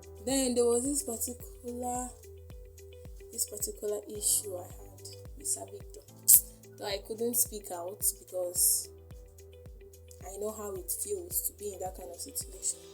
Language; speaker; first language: English; non-native, local second language; Igbo